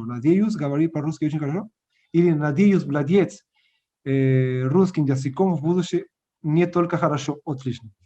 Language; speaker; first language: Russian; non-native, learner; Spanish